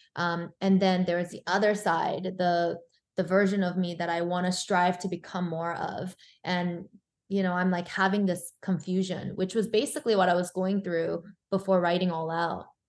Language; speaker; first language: English; early bilingual, other home language; Korean